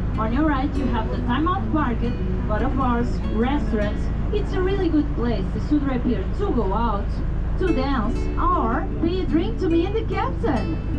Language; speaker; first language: English; non-native, fluent; Portuguese